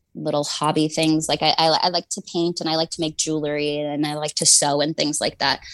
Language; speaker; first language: English; native; English